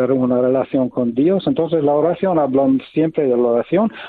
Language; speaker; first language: Spanish; non-native, fluent; English